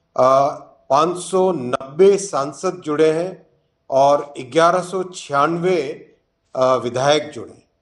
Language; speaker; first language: Hindi; native; Hindi